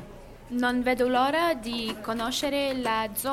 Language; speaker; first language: Italian; non-native, learner; English